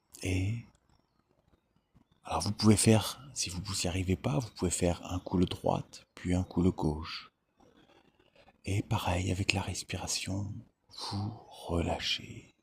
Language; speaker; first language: French; native; French